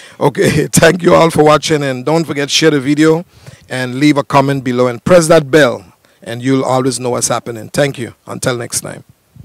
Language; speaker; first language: English; native; English